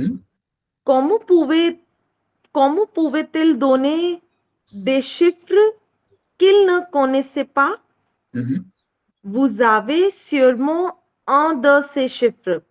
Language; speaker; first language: French; non-native, learner; Hindi